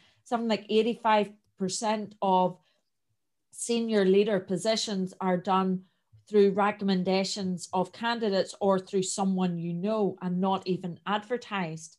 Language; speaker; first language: English; native; English